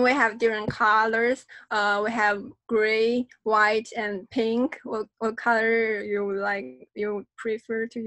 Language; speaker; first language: English; non-native, fluent; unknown